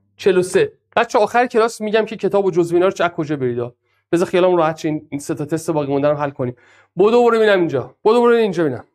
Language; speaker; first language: Persian; non-native, local second language; Azerbaijani